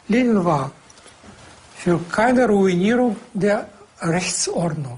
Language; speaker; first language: German; non-native, fluent; Russian